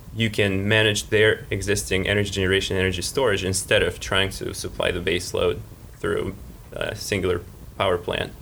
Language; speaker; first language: English; early bilingual, other home language; Russian